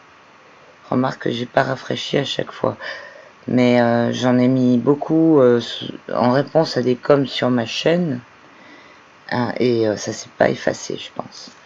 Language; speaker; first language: French; native; French